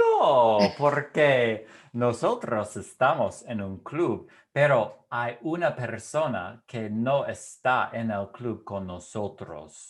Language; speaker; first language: Spanish; non-native, fluent; English